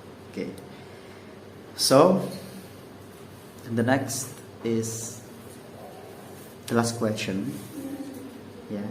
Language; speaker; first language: English; non-native, learner; Indonesian